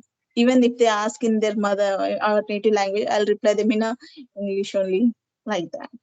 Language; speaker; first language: English; non-native, learner; Telugu